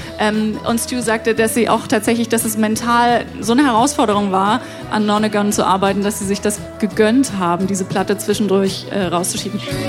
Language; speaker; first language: German; native; German